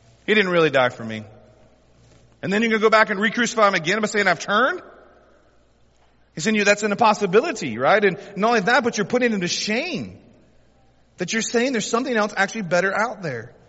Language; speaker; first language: English; native; English